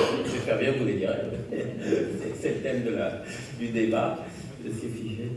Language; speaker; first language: French; native; French